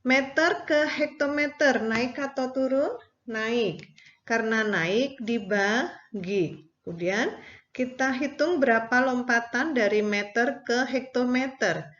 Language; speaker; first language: Indonesian; native; Indonesian